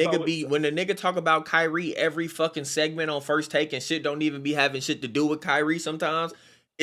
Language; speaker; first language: English; native; English